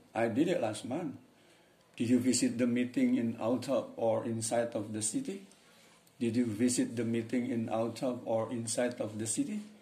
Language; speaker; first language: English; non-native, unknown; Indonesian